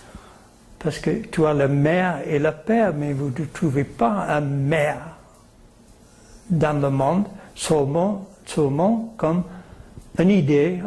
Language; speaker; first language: French; non-native, learner; English